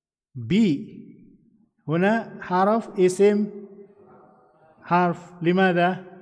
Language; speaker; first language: Arabic; non-native, fluent; Indonesian